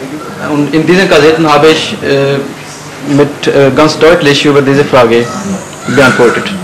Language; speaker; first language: German; non-native, fluent; Urdu